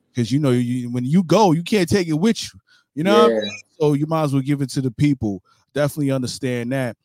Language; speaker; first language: English; native; English